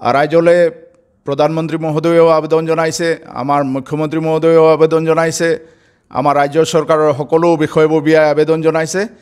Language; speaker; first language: Assamese; non-native, local second language; Bangla